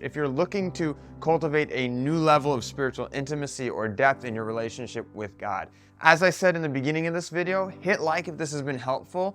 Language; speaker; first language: English; native; English